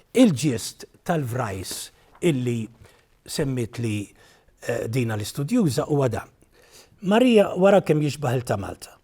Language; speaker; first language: Maltese; native; Maltese